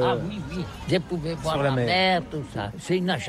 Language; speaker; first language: French; non-native, learner; Catalan